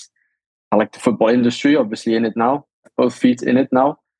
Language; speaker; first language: English; non-native, fluent; Danish